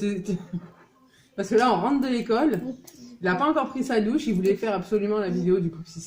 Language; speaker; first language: French; native; French